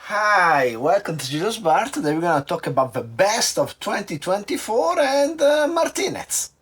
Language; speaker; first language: English; non-native, fluent; Italian